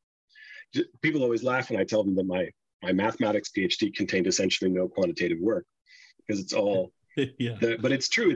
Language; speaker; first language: English; native; English